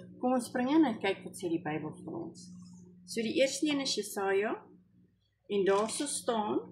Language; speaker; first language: Afrikaans; non-native, local second language; English